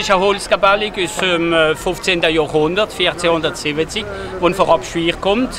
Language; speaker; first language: German; non-native, local second language; French